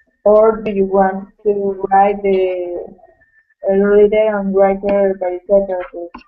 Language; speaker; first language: English; non-native, learner; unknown